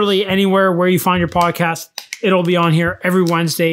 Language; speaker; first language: English; native; English